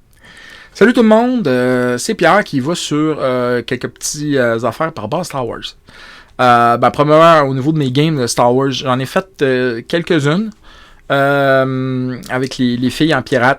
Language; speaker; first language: French; native; French